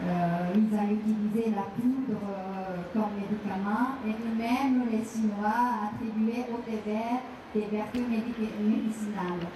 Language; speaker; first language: French; non-native, fluent; Japanese